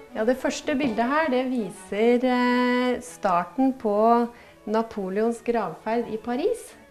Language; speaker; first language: Norwegian; native; Norwegian